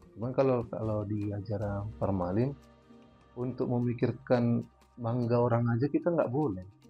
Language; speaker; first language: Indonesian; native; Indonesian